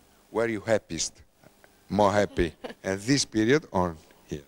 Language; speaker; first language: English; non-native, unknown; Italian